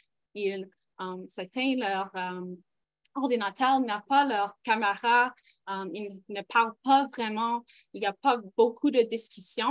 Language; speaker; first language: French; non-native, local second language; English